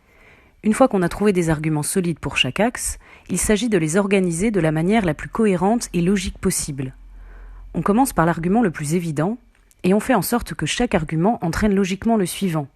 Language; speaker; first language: French; native; French